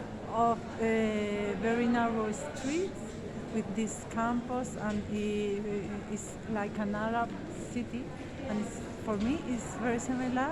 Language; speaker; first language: English; non-native, learner; Spanish